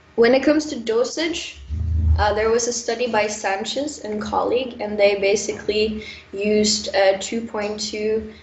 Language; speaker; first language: English; non-native, fluent; Norwegian